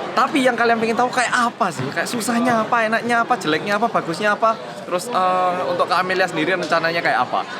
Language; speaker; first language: Indonesian; early bilingual, other home language; Korean